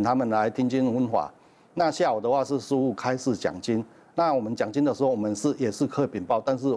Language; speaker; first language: Chinese; native; Chinese